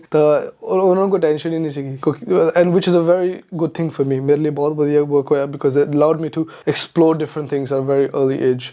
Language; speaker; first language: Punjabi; early bilingual, heritage; English